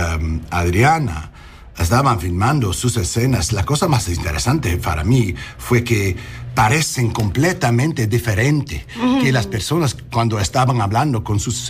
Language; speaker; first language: Spanish; non-native, learner; English